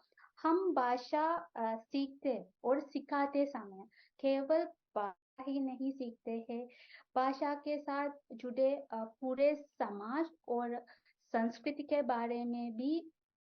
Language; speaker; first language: Hindi; non-native, fluent; Sinhala